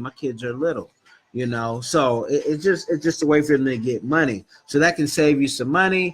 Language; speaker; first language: English; native; English